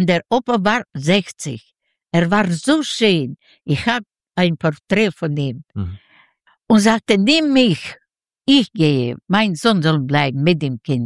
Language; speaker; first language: German; non-native, learner; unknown